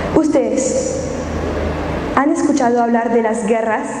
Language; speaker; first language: Spanish; non-native, fluent; French